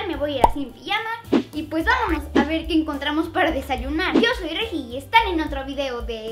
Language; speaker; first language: Spanish; native; Spanish